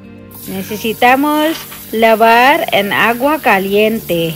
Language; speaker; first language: Spanish; non-native, learner; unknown